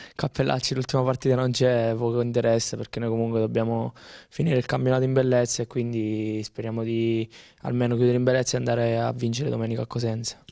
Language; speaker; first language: Italian; native; Italian